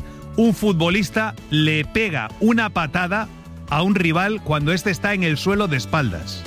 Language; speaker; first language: Spanish; native; Spanish